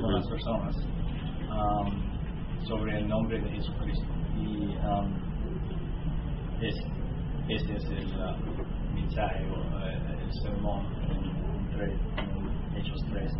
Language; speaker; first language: Spanish; non-native, learner; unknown